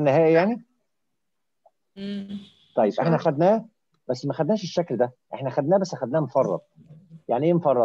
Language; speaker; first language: Arabic; native; Arabic